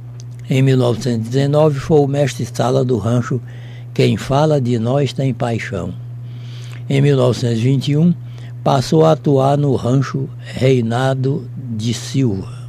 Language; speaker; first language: Portuguese; native; Portuguese